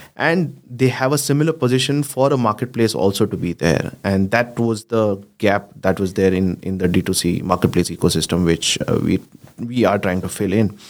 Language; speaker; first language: English; non-native, local second language; Gujarati